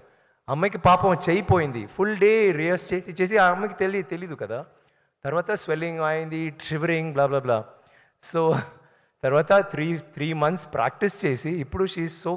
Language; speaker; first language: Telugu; non-native, learner; Tamil